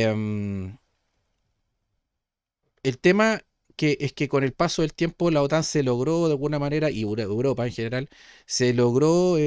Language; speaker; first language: Spanish; native; Spanish